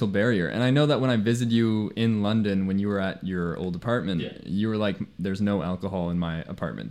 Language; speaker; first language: English; non-native, local second language; Spanish